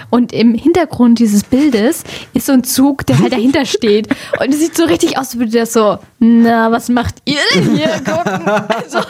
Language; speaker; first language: German; native; German